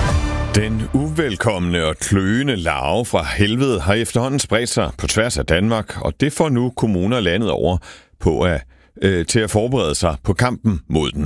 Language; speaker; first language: Danish; native; Danish